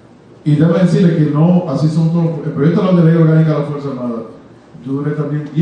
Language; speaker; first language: Spanish; native; Spanish